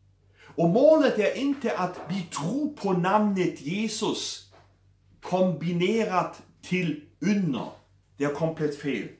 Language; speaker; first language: Swedish; non-native, fluent; German